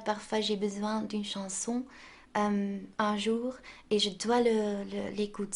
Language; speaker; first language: French; non-native, local second language; Dutch